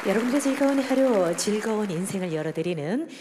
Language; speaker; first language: Korean; native; Korean